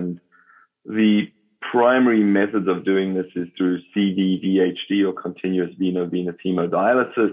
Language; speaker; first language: English; native; English